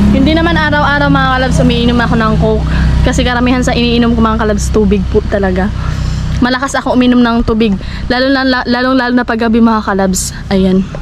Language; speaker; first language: Filipino; non-native, local second language; Masbatenyo